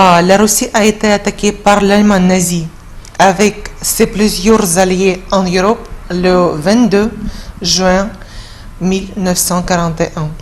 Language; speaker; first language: French; non-native, fluent; Russian